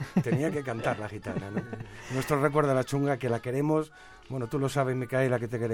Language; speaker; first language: Spanish; native; Spanish